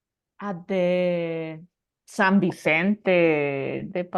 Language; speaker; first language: English; non-native, learner; Spanish